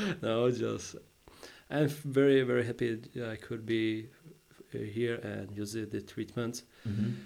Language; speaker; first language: English; non-native, learner; Czech